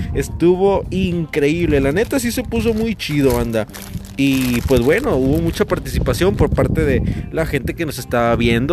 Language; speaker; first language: Spanish; native; Spanish